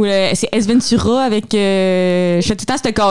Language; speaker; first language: French; native; French